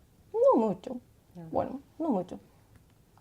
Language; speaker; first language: Spanish; non-native, learner; Japanese